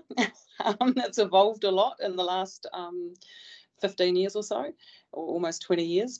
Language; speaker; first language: English; native; English